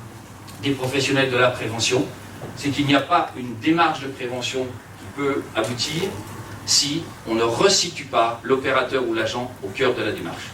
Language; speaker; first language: French; native; French